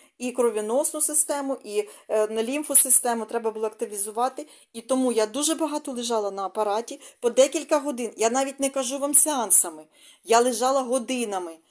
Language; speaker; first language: Ukrainian; non-native, local second language; Russian